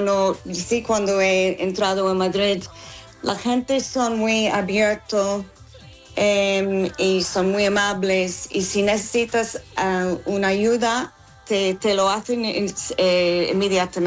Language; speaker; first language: Spanish; non-native, fluent; English